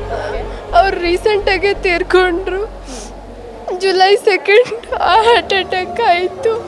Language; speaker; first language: Kannada; non-native, local second language; Telugu